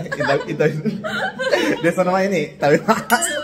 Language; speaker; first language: Japanese; non-native, fluent; Indonesian